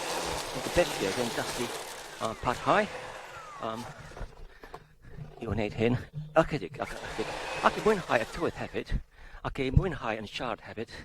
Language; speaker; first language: Welsh; non-native, learner; English